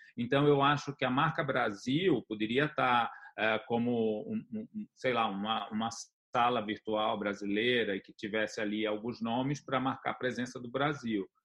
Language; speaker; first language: Portuguese; native; Portuguese